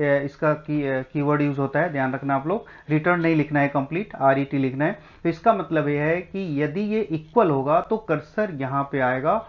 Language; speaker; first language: Hindi; native; Hindi